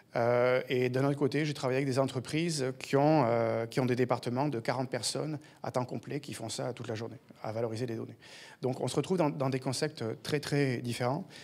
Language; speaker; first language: French; native; French